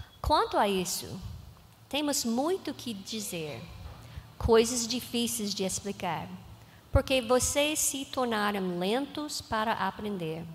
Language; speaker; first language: Portuguese; non-native, learner; English